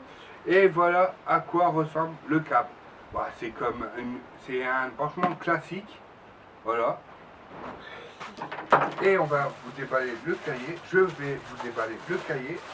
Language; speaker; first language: French; native; French